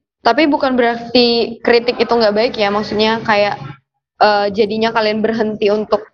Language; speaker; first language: Indonesian; native; Indonesian